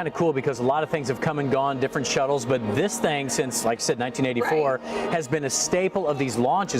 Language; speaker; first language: English; native; English